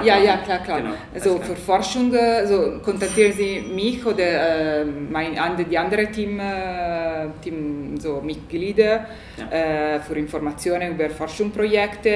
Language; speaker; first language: German; non-native, learner; Italian